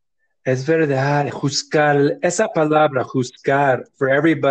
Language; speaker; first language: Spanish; non-native, learner; English